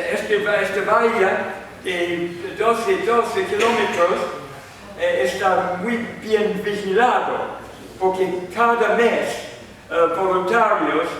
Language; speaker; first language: Spanish; non-native, fluent; English